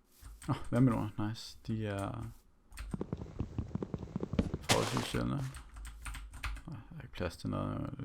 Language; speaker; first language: Danish; native; Danish